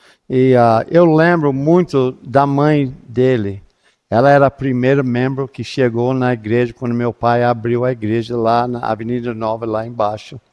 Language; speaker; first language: Portuguese; non-native, fluent; English